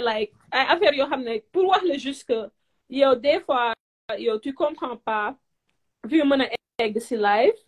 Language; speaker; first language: French; non-native, local second language; Wolof